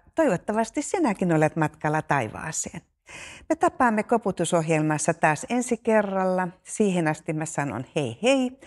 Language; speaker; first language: Finnish; native; Finnish